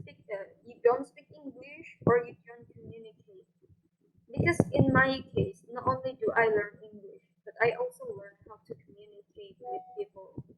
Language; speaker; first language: English; non-native, fluent; Indonesian